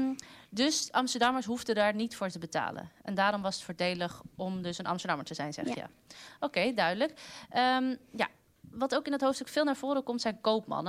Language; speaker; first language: Dutch; native; Dutch